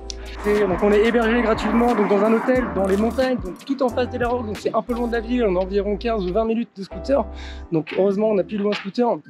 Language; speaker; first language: French; native; French